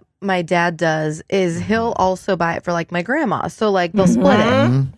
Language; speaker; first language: English; native; English